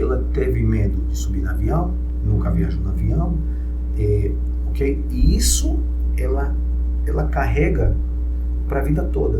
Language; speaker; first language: Portuguese; non-native, fluent; Hebrew